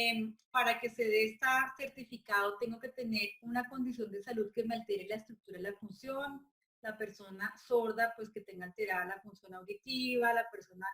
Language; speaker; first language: Spanish; native; Spanish